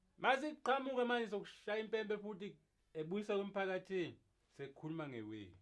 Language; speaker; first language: Zulu; native; Zulu